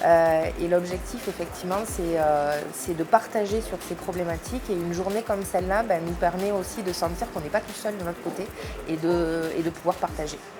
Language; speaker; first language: French; native; French